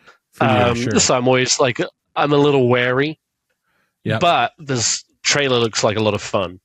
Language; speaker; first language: English; native; English